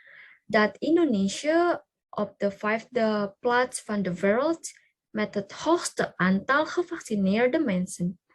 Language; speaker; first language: Dutch; non-native, learner; Indonesian